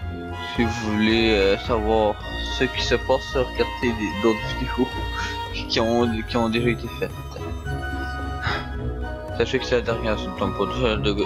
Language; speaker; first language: French; native; French